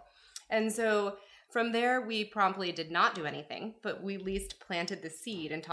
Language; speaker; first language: English; native; English